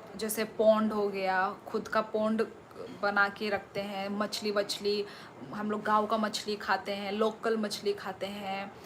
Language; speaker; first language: Hindi; non-native, local second language; Kok Borok